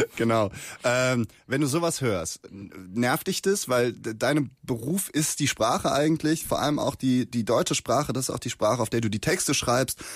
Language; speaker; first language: German; native; German